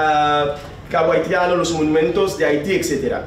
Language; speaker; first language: Spanish; non-native, fluent; Haitian Creole